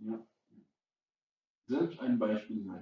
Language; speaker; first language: German; non-native, fluent; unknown